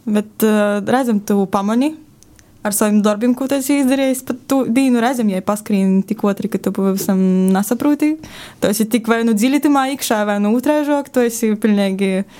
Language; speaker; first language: Latvian; native; Latvian